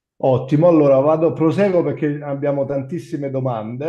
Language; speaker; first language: Italian; native; Italian